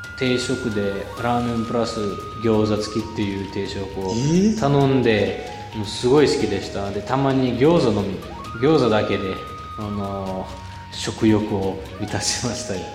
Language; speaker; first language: Japanese; non-native, fluent; Bulgarian